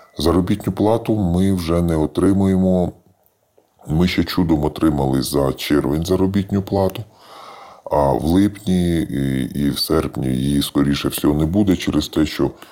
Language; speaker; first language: Ukrainian; native; Ukrainian